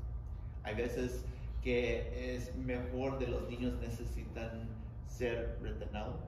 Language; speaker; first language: Spanish; non-native, learner; English